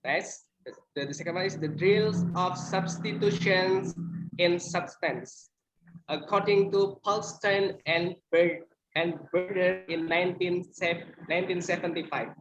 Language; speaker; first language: English; non-native, learner; Indonesian